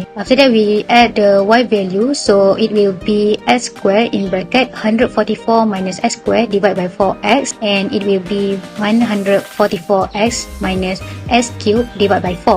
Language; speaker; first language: English; non-native, local second language; Malay